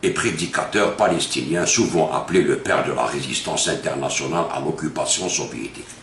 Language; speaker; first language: French; non-native, local second language; Arabic